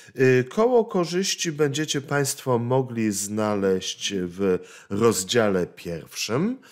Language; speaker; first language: Polish; native; Polish